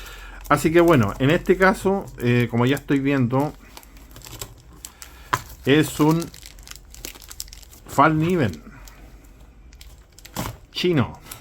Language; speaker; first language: Spanish; native; Spanish